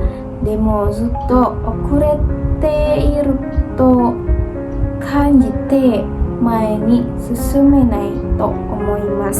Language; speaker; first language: Japanese; non-native, learner; Indonesian